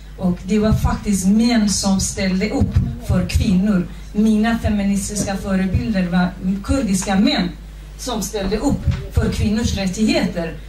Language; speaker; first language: Swedish; non-native, fluent; Central Kurdish